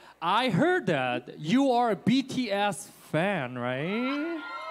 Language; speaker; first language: English; non-native, fluent; Korean